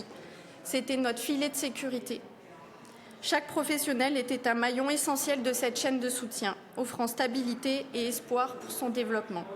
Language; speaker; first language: French; native; French